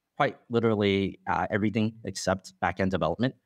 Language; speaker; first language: English; non-native, fluent; Chinese